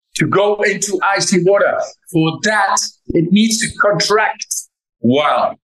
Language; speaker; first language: English; non-native, fluent; Dutch